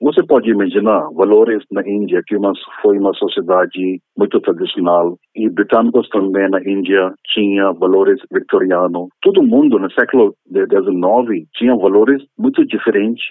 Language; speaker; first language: Portuguese; non-native, fluent; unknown